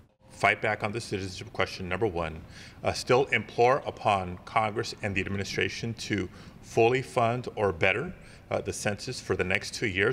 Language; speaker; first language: English; early bilingual, other home language; Spanish